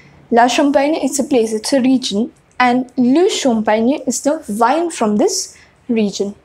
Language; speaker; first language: English; non-native, local second language; Hindi